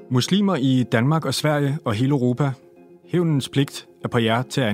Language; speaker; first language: Danish; native; Danish